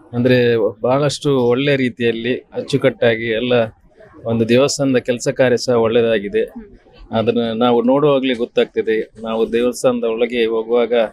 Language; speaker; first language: Kannada; native; Kannada